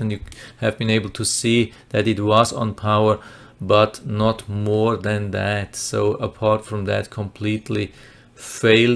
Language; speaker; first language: English; non-native, fluent; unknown